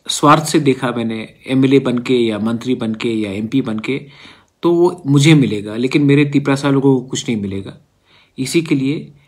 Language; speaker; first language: Hindi; non-native, local second language; Kok Borok